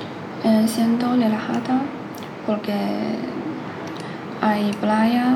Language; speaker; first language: Spanish; non-native, learner; Chinese